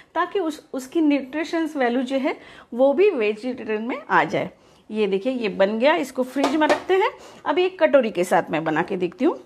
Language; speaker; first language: Hindi; non-native, local second language; Marathi